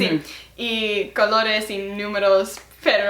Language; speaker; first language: Spanish; non-native, learner; English